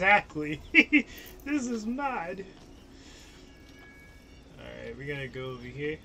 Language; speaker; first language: English; native; English